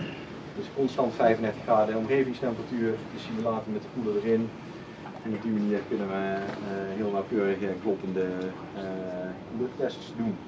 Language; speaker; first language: Dutch; native; Dutch